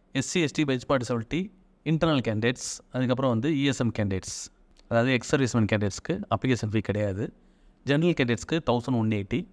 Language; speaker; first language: Tamil; native; Tamil